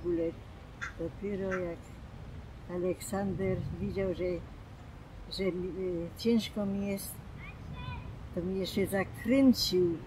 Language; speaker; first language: Polish; non-native, local second language; German